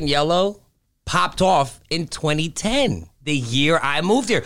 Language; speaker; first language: English; early bilingual, other home language; Greek